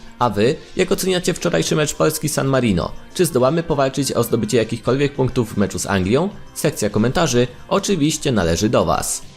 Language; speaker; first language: Polish; native; Polish